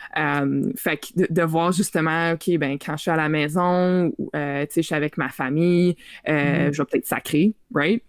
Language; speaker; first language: French; native; French